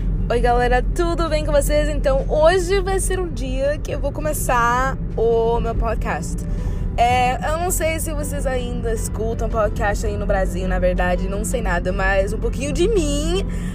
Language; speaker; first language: Portuguese; non-native, fluent; English